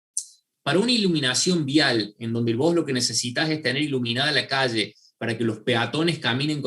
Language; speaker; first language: Spanish; native; Spanish